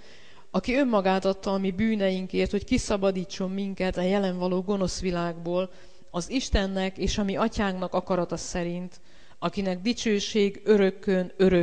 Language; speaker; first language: Hungarian; native; Hungarian